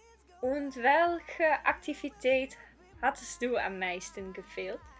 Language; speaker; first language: German; non-native, learner; Dutch